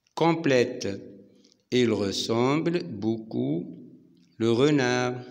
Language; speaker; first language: French; non-native, local second language; Arabic